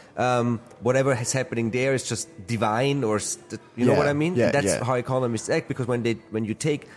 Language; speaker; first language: English; non-native, fluent; German